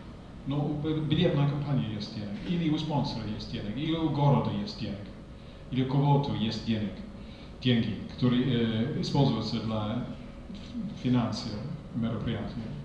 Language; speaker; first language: Russian; non-native, fluent; English